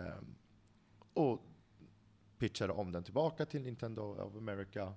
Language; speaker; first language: Swedish; early bilingual, other home language; Central Kurdish